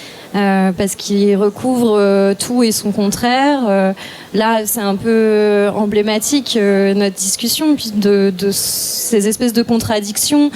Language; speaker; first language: French; native; French